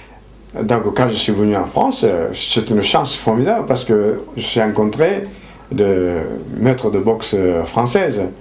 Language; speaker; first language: French; non-native, fluent; Japanese